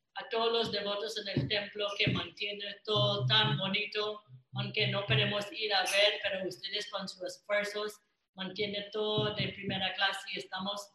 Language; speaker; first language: Spanish; non-native, fluent; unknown